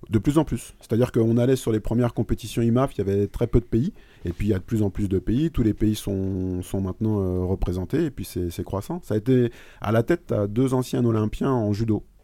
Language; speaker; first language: French; native; French